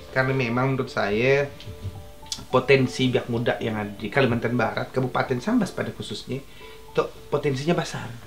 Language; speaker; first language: Indonesian; native; Indonesian